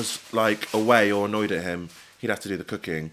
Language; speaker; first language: English; native; English